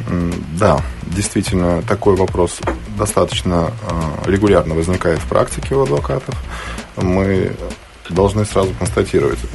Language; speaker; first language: Russian; native; Russian